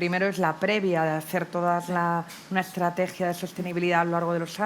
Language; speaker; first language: Spanish; native; Spanish